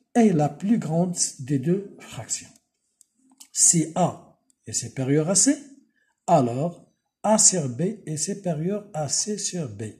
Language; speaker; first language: French; non-native, local second language; Arabic